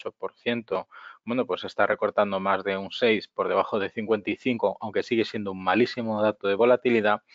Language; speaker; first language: Spanish; native; Spanish